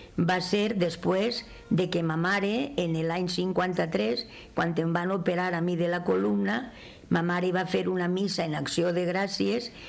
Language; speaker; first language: Catalan; native; Catalan